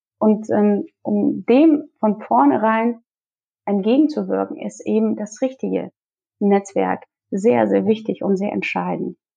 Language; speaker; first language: German; early bilingual, other home language; Russian